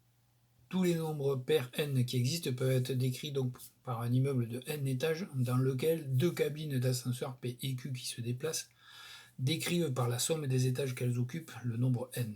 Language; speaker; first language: French; native; French